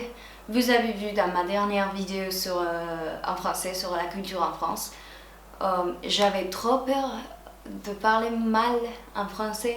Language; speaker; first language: French; non-native, fluent; Spanish